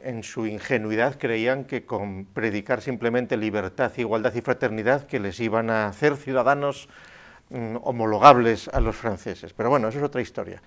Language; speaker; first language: Spanish; native; Spanish